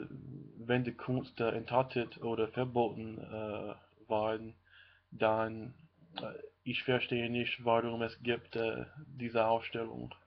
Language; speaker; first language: German; non-native, learner; English